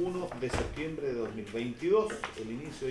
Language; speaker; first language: Spanish; native; Spanish